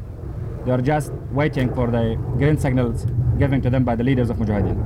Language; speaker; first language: English; non-native, fluent; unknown